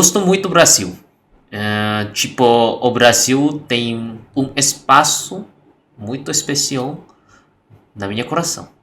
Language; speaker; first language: Portuguese; non-native, learner; Indonesian